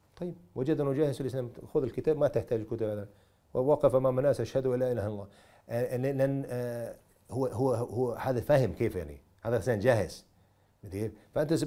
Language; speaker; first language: Arabic; non-native, fluent; English